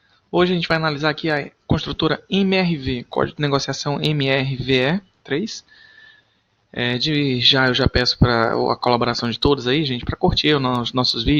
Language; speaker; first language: Portuguese; native; Portuguese